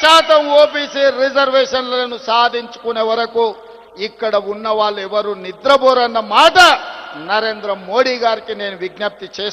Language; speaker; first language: Telugu; native; Telugu